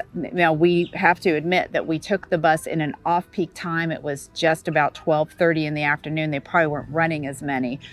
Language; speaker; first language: English; native; English